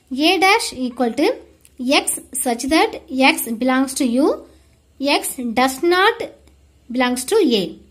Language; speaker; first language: English; non-native, local second language; Tamil